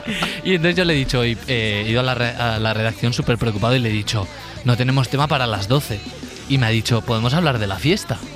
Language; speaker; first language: Spanish; native; Spanish